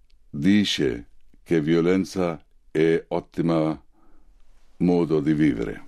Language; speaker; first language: Italian; non-native, fluent; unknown